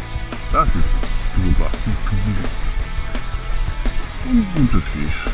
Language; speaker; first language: German; non-native, learner; French